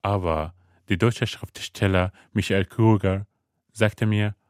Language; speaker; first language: German; non-native, fluent; Arabic